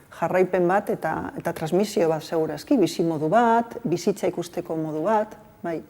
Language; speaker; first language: Basque; non-native, local second language; Spanish